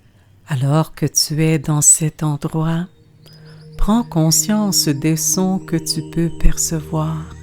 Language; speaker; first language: French; native; French